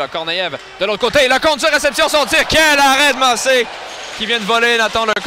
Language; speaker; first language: French; native; French